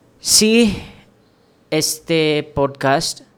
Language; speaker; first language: Spanish; non-native, fluent; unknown